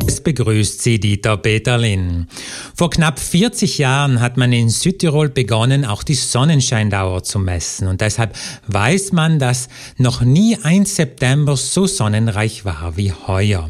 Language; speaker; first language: German; native; German